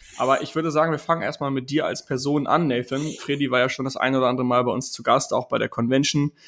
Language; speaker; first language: German; native; German